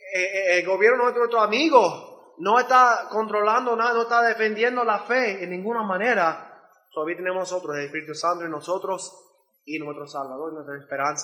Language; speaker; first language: Spanish; non-native, learner; English